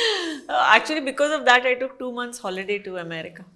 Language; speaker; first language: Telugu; non-native, fluent; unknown